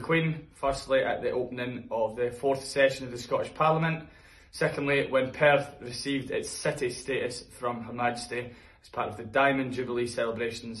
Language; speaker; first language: English; native; English